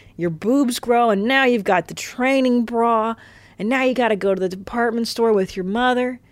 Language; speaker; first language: English; native; English